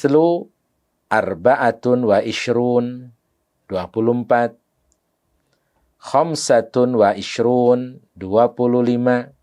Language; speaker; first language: Arabic; non-native, fluent; Indonesian